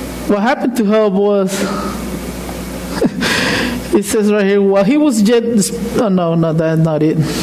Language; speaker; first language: English; non-native, fluent; Spanish